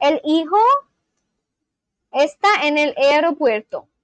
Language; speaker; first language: Spanish; non-native, learner; English